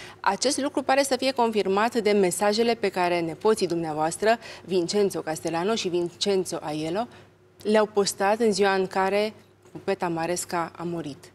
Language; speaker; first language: Romanian; native; Romanian